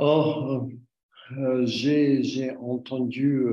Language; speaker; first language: French; non-native, learner; Armenian